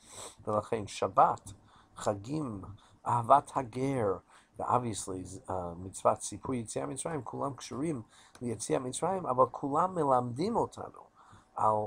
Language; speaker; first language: Hebrew; non-native, fluent; English